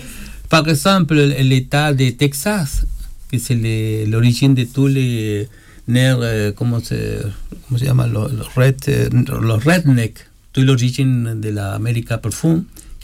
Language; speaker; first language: French; non-native, learner; Spanish